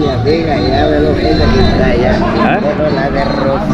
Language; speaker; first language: Spanish; native; Spanish